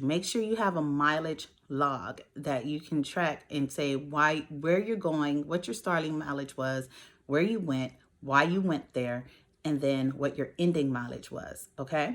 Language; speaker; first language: English; native; English